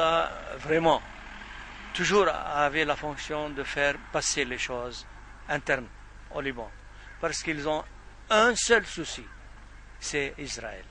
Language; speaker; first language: French; non-native, fluent; Arabic